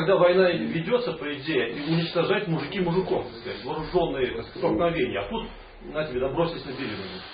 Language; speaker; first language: Russian; native; Russian